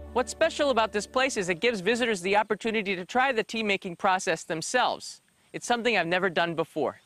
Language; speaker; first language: English; native; English